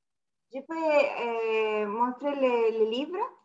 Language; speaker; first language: French; non-native, fluent; Italian